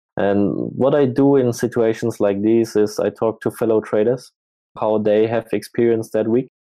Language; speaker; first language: English; non-native, fluent; German